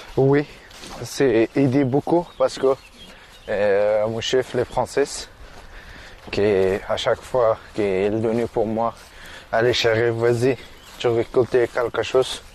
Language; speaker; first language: French; non-native, learner; Persian